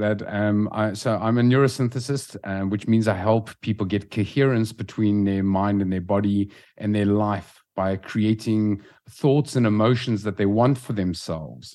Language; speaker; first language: English; native; English